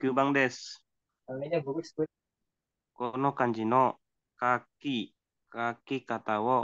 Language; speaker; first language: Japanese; non-native, learner; Indonesian